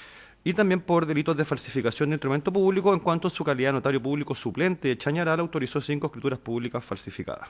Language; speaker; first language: Spanish; native; Spanish